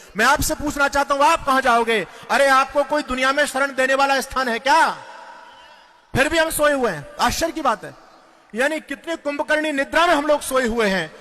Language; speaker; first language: Hindi; native; Hindi